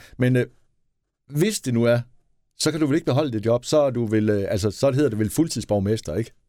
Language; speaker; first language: Danish; native; Danish